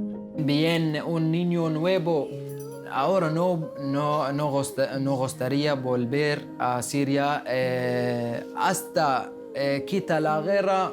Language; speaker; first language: Spanish; non-native, learner; Arabic